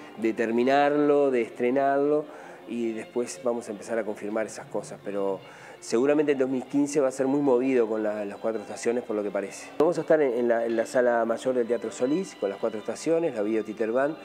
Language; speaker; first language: Spanish; native; Spanish